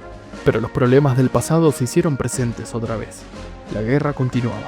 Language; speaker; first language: Spanish; native; Spanish